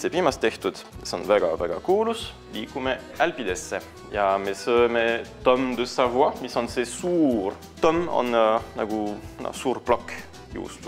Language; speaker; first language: Estonian; non-native, fluent; French